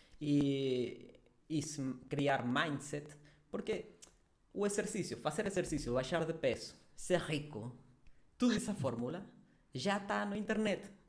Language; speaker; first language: Portuguese; non-native, fluent; Spanish